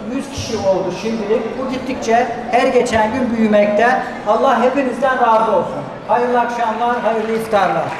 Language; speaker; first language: Turkish; native; Turkish